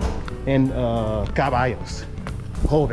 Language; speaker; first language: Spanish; non-native, learner; English